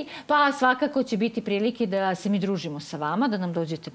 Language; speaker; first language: Croatian; native; Croatian